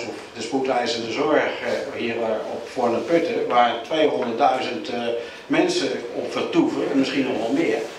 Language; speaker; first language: Dutch; native; Dutch